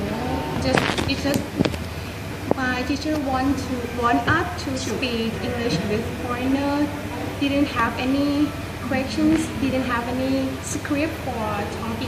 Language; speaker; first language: English; non-native, learner; Thai